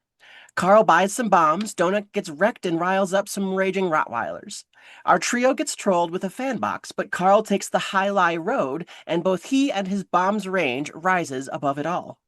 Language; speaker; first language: English; native; English